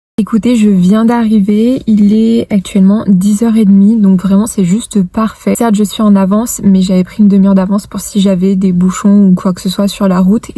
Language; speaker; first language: French; native; French